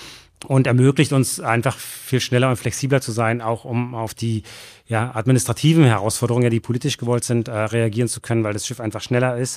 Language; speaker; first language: German; native; German